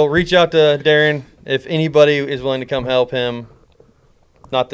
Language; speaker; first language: English; native; English